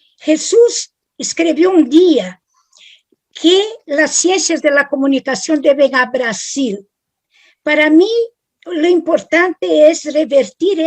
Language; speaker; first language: Spanish; non-native, fluent; Italian